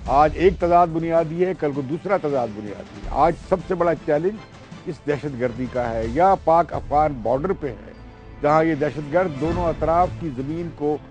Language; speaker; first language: Urdu; native; Urdu